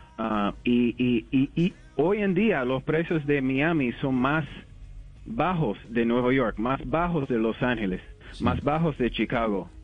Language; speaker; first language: Spanish; early bilingual, heritage; English